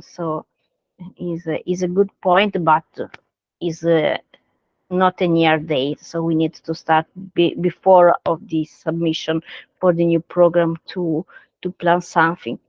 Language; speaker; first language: English; non-native, learner; Italian